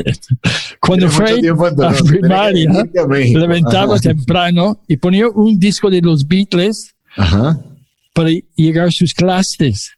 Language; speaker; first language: Spanish; non-native, fluent; English